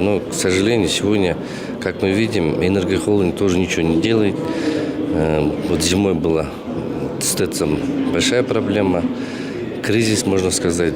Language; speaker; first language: Russian; non-native, local second language; Kyrgyz